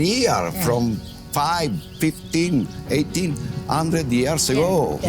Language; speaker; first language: English; non-native, learner; Italian